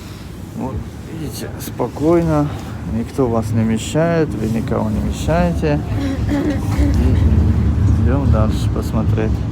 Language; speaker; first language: Russian; non-native, fluent; Tajik